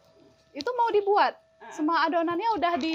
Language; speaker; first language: Indonesian; native; Indonesian